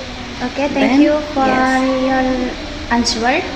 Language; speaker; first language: English; non-native, learner; Indonesian